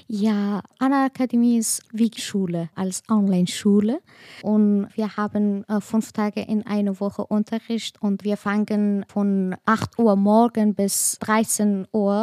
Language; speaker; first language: German; non-native, learner; Persian